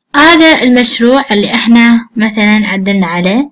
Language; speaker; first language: Arabic; native; Arabic